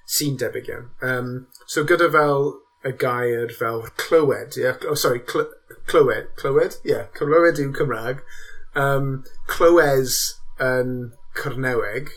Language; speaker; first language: Welsh; non-native, local second language; English